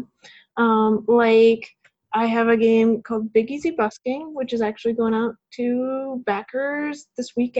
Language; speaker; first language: English; native; English